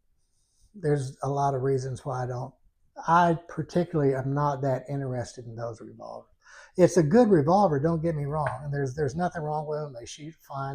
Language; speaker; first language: English; native; English